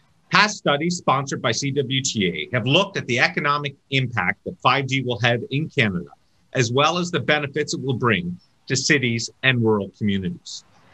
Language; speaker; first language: English; native; English